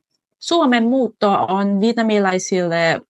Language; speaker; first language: Finnish; non-native, fluent; Vietnamese